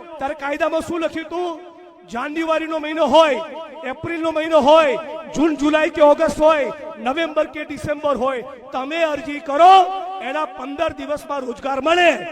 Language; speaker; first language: Gujarati; native; Gujarati